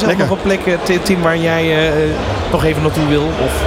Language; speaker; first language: Dutch; native; Dutch